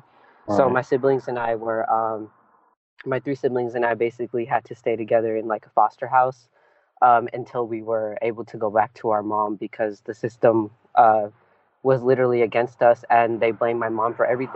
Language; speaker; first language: English; early bilingual, other home language; Punjabi